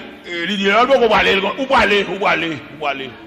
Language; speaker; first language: French; non-native, local second language; Haitian Creole